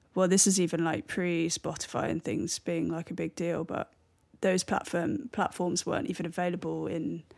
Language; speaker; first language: English; native; English